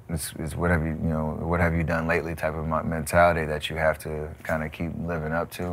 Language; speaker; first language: English; native; English